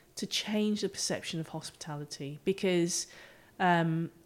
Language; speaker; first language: English; native; English